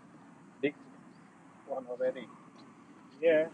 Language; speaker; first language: English; non-native, learner; Vietnamese